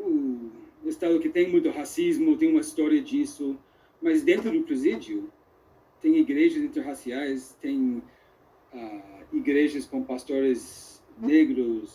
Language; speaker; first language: Portuguese; non-native, fluent; English